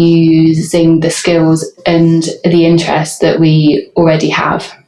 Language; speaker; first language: English; native; English